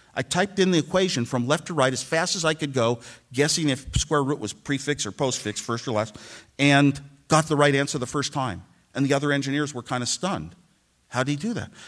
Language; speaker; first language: English; native; English